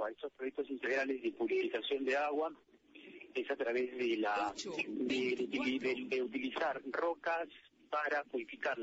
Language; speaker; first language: Spanish; native; Spanish